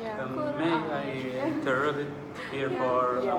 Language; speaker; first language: English; non-native, learner; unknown